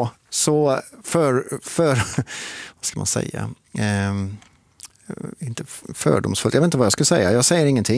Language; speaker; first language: Swedish; native; Swedish